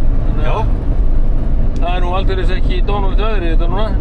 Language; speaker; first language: Icelandic; native; Icelandic